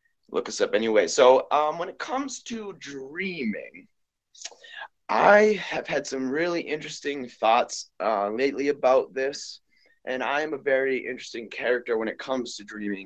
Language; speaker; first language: English; native; English